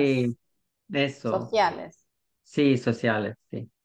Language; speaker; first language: Spanish; non-native, learner; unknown